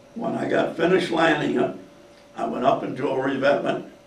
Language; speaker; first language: English; native; English